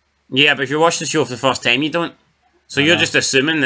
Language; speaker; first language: English; native; English